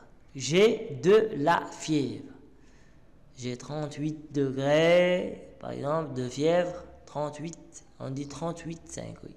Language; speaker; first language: French; non-native, local second language; Arabic